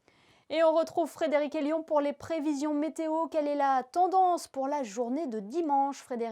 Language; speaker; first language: French; native; French